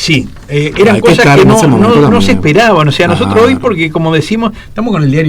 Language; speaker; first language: Spanish; native; Spanish